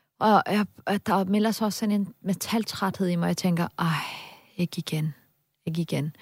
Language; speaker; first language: Danish; early bilingual, other home language; Turkish